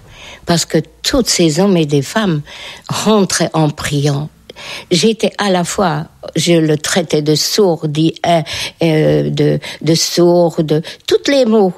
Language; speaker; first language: French; non-native, fluent; Hungarian